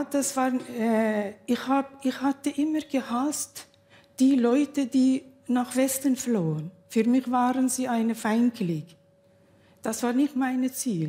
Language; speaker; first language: German; non-native, learner; Kurdish